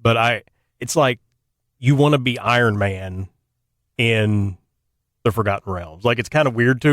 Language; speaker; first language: English; native; English